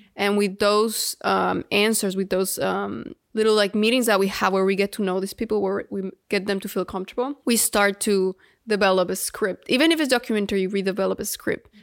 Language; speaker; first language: English; non-native, fluent; Spanish